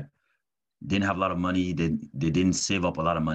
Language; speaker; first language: English; non-native, local second language; French